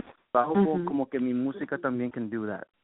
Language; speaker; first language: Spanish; early bilingual, heritage; Spanish